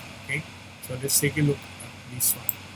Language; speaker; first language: English; non-native, local second language; Filipino